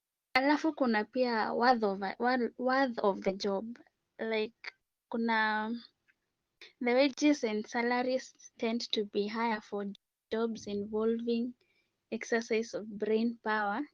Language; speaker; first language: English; non-native, local second language; Swahili